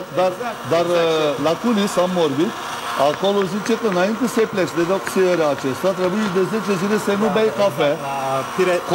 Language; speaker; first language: Romanian; non-native, learner; Turkish